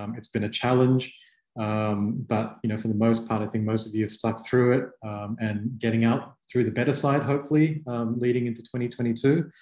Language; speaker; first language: English; native; English